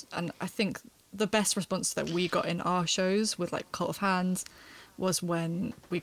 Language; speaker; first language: English; native; English